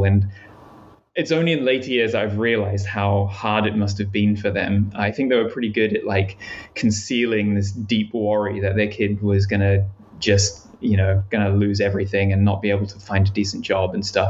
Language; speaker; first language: English; native; English